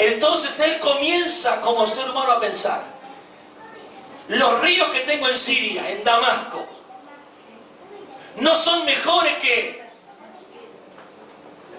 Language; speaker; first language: Spanish; native; Spanish